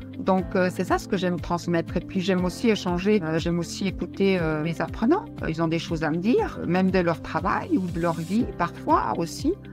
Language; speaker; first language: French; non-native, fluent; Spanish